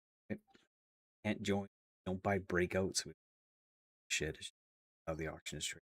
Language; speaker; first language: English; native; English